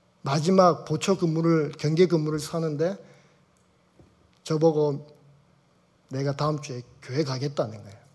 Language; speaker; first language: Korean; native; Korean